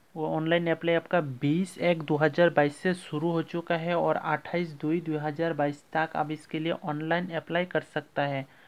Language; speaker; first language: Hindi; non-native, local second language; Bangla